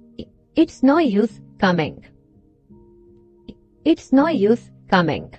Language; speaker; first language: English; non-native, fluent; Urdu